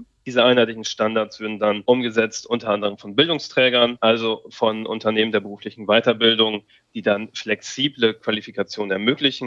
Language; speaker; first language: German; native; German